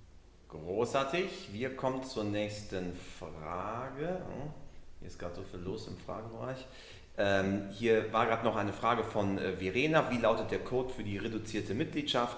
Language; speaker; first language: German; native; German